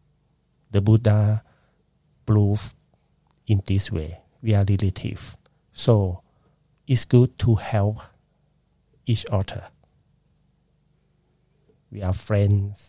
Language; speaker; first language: English; non-native, learner; Thai